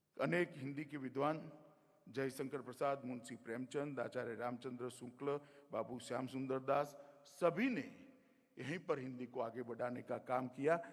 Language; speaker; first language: Hindi; non-native, local second language; Gujarati